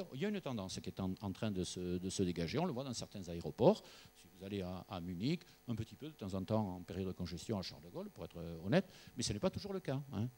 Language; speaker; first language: French; native; French